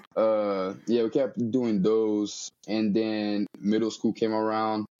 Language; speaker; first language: English; early bilingual, other home language; Portuguese